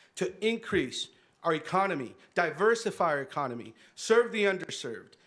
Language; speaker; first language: English; early bilingual, other home language; Spanish